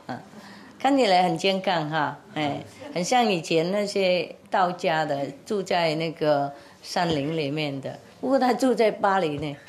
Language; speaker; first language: Chinese; non-native, fluent; Vietnamese